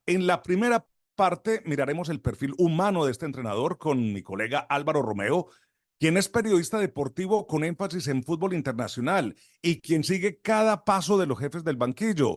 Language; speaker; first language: Spanish; native; Spanish